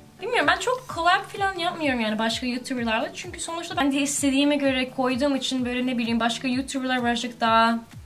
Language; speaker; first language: Turkish; early bilingual, heritage; Turkish